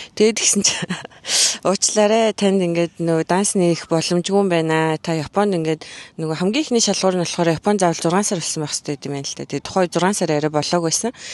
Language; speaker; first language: Mongolian; native; Mongolian